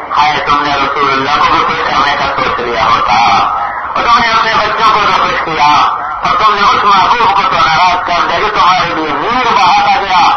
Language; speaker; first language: Urdu; native; Urdu